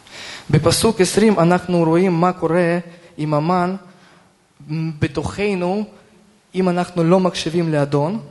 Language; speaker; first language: Hebrew; non-native, fluent; Russian